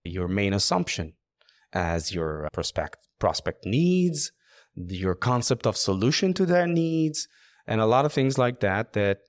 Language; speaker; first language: English; non-native, fluent; Hebrew